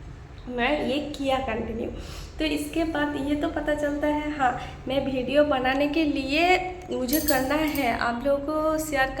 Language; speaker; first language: Hindi; non-native, local second language; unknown